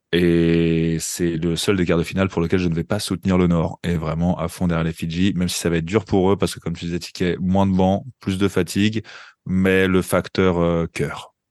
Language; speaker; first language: French; native; French